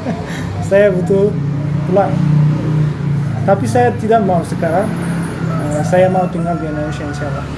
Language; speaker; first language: Indonesian; non-native, learner; Turkish